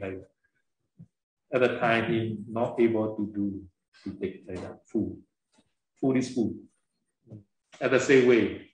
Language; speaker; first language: English; non-native, learner; Burmese